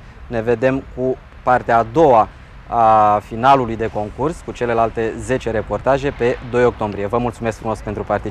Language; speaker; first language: Romanian; native; Romanian